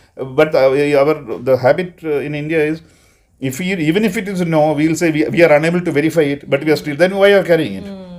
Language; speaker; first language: English; non-native, local second language; Malayalam